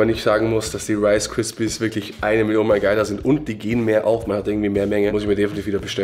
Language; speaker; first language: German; native; German